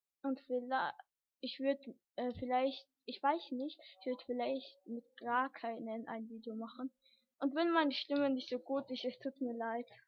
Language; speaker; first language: German; early bilingual, other home language; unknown